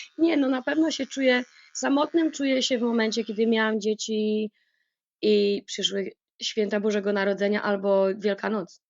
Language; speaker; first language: Polish; native; Polish